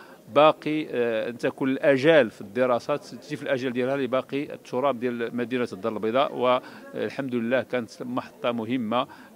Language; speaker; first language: Arabic; native; Arabic